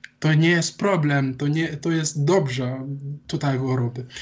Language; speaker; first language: Polish; non-native, learner; Wolof